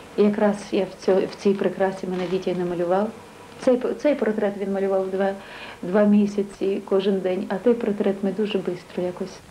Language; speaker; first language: Ukrainian; native; Ukrainian